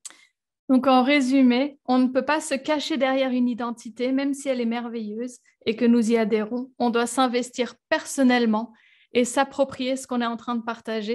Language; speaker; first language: French; native; French